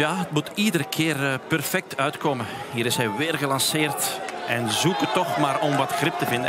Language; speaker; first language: Dutch; native; Dutch